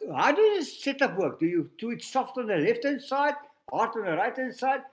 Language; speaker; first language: English; non-native, local second language; Afrikaans